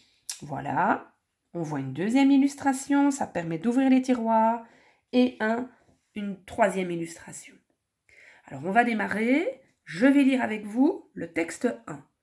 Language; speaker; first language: French; native; French